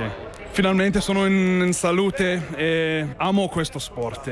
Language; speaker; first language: Italian; non-native, fluent; English